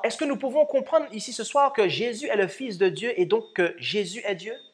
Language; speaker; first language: French; native; French